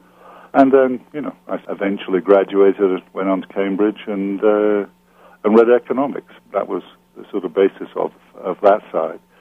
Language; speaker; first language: English; native; English